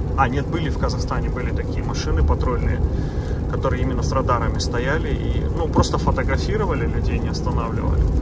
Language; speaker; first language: Russian; native; Russian